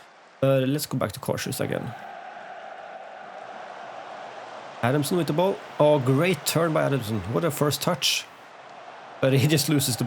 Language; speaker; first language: English; non-native, fluent; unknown